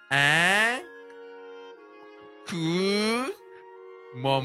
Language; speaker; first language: French; non-native, learner; Japanese